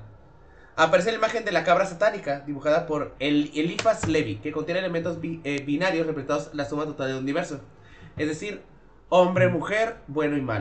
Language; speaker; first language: Spanish; native; Spanish